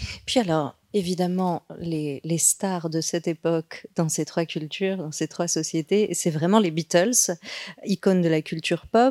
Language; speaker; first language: French; native; French